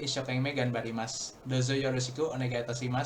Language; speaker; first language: Japanese; non-native, learner; Indonesian